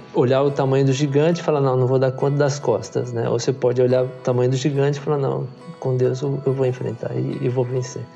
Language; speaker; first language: Portuguese; native; Portuguese